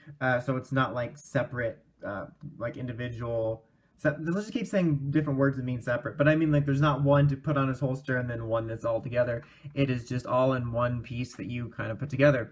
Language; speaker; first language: English; native; English